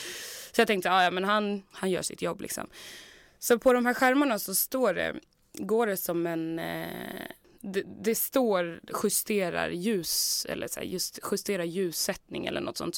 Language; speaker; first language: Swedish; native; Swedish